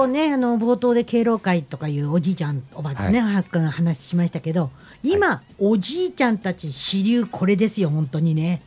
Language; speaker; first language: Japanese; native; Japanese